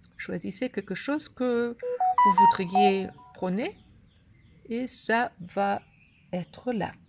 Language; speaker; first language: French; non-native, learner; German